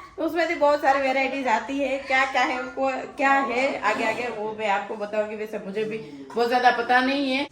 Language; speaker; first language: Hindi; non-native, local second language; Gujarati